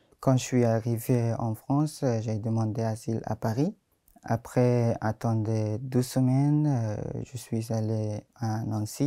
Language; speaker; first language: French; non-native, learner; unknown